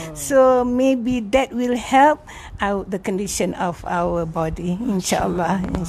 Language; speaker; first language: English; non-native, local second language; Malay